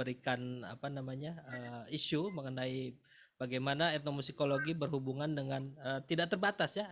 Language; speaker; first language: Indonesian; native; Indonesian